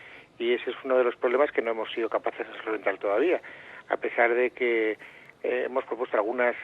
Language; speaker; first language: Spanish; native; Spanish